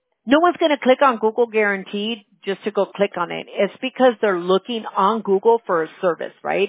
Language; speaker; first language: English; early bilingual, other home language; Spanish